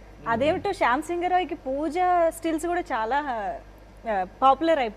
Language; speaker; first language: Telugu; native; Telugu